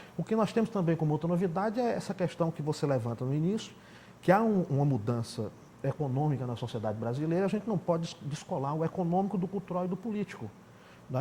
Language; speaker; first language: Portuguese; native; Portuguese